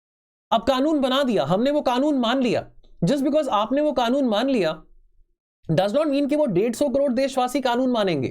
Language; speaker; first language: Hindi; native; Hindi